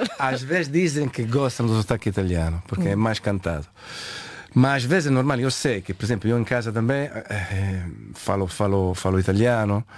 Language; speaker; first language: Portuguese; non-native, fluent; Italian